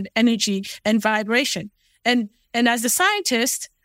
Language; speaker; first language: English; non-native, local second language; Fula